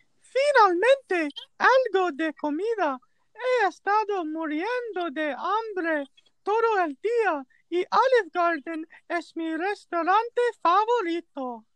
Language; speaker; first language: Spanish; non-native, learner; English